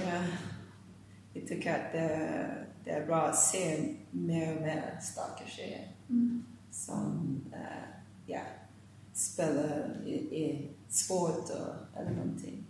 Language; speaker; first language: Swedish; non-native, learner; English